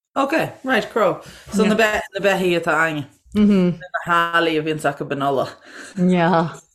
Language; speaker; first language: Irish; non-native, local second language; English